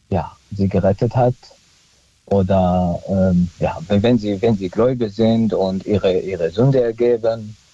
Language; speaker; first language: German; non-native, fluent; Arabic